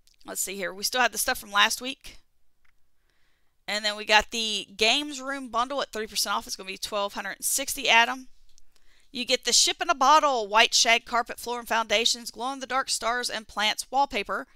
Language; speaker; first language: English; native; English